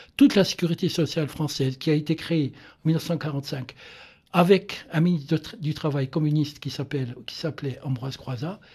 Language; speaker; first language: French; native; French